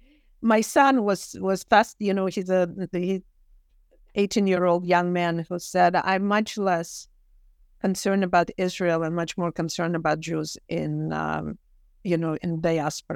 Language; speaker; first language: English; non-native, fluent; Russian